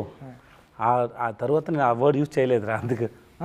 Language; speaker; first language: Telugu; non-native, learner; Tamil